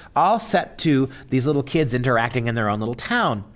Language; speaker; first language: English; native; English